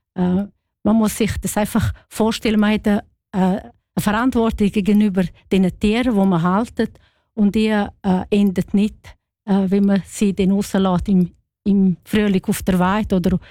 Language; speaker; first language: German; non-native, local second language; Romansh